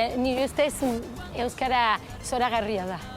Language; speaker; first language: Basque; non-native, learner; Spanish